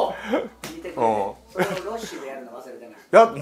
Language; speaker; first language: Japanese; native; Japanese